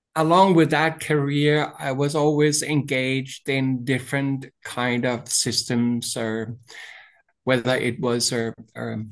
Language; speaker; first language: English; non-native, fluent; Danish